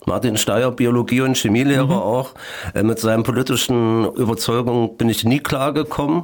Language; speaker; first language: German; native; German